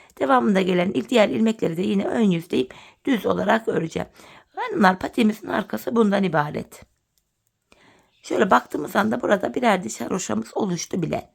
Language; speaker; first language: Turkish; native; Turkish